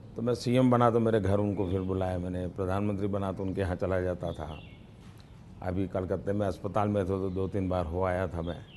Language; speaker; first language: Hindi; non-native, local second language; Gujarati